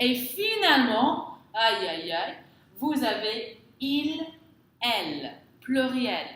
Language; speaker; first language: French; non-native, fluent; English